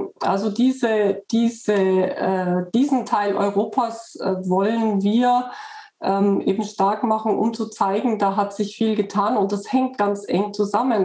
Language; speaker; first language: German; native; German